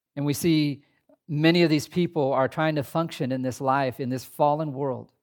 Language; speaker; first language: English; native; English